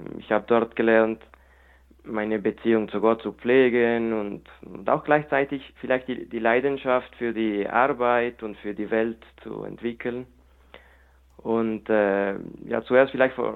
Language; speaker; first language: German; non-native, local second language; Italian